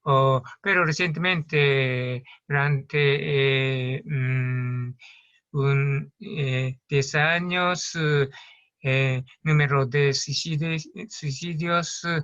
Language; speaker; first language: Spanish; non-native, learner; Japanese